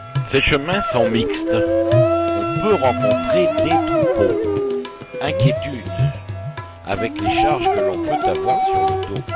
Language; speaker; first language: French; native; French